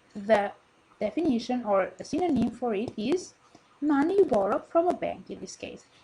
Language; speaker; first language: English; non-native, fluent; Albanian